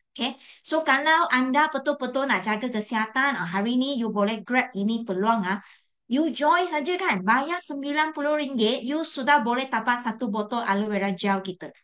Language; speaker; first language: Malay; non-native, local second language; Chinese